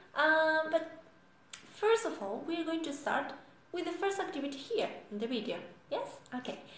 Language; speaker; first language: English; non-native, fluent; Spanish